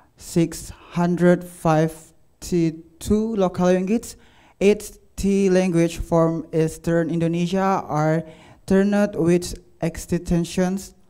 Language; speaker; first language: English; non-native, learner; Indonesian